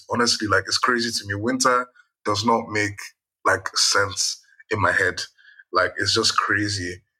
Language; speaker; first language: English; non-native, local second language; Yoruba